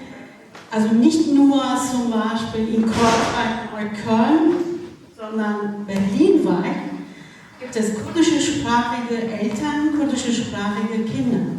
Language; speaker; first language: German; non-native, fluent; Kurdish